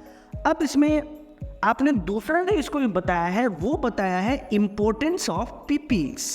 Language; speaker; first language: Hindi; native; Hindi